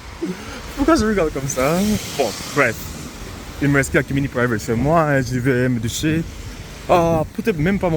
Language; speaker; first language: French; non-native, fluent; English